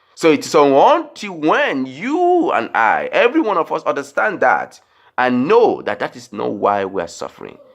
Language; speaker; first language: English; non-native, local second language; Yoruba